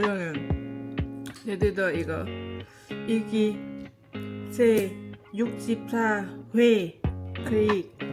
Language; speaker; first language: Korean; non-native, learner; Lao